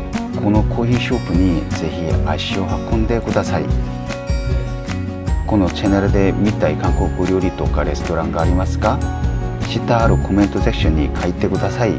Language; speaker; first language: Japanese; non-native, learner; Korean